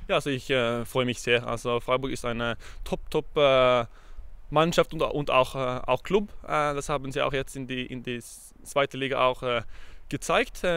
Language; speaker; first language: German; non-native, fluent; Norwegian